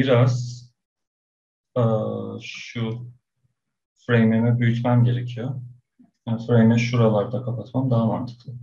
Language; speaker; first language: Turkish; non-native, fluent; Persian